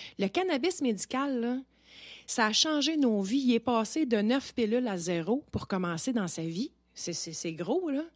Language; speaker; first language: French; native; French